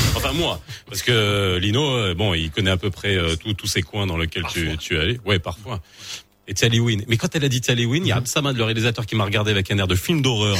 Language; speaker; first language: French; non-native, local second language; Arabic